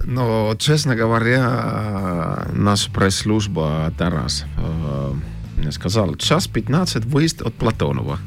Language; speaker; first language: Russian; non-native, learner; Finnish